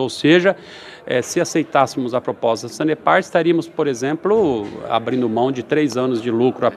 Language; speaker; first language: Portuguese; native; Portuguese